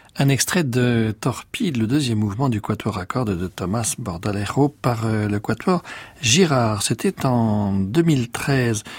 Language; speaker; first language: French; native; French